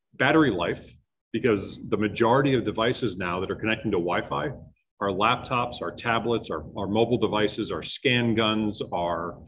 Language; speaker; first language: English; native; English